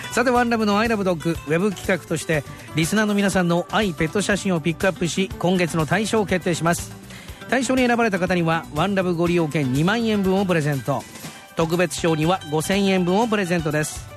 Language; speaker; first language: Japanese; native; Japanese